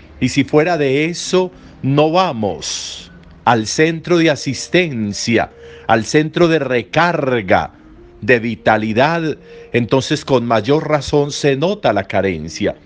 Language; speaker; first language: Spanish; native; Spanish